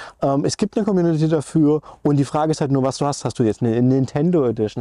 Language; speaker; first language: German; native; German